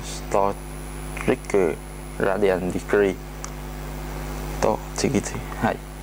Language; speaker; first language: Japanese; non-native, learner; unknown